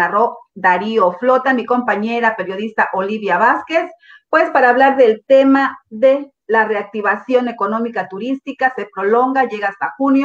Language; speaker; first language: Spanish; native; Spanish